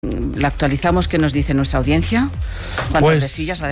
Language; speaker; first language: Spanish; native; Spanish